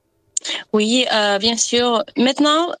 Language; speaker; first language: French; non-native, learner; Spanish